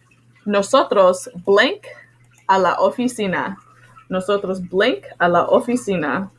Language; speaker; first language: Spanish; non-native, fluent; English